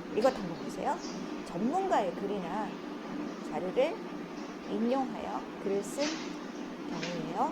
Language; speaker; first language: Korean; native; Korean